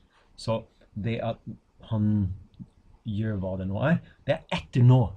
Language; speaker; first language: Norwegian; non-native, fluent; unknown